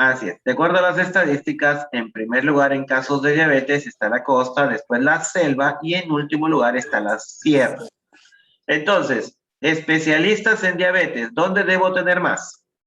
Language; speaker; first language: Spanish; native; Spanish